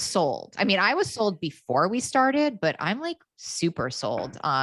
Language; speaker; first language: English; native; English